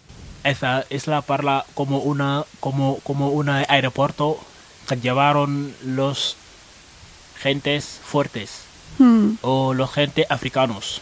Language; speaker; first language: Spanish; non-native, learner; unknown